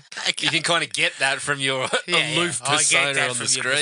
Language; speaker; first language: English; native; English